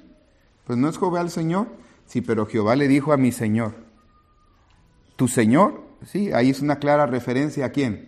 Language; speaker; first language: Spanish; native; Spanish